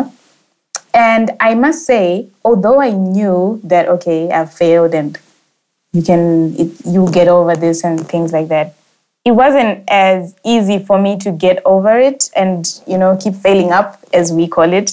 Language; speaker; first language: English; non-native, local second language; Shona